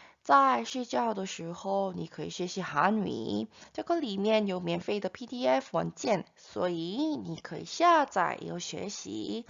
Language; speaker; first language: Chinese; non-native, fluent; Korean